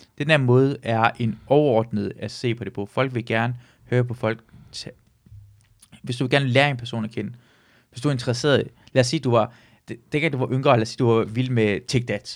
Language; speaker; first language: Danish; early bilingual, other home language; Persian